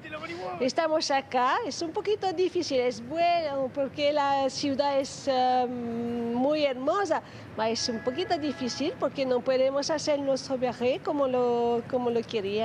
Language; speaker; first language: Spanish; non-native, learner; French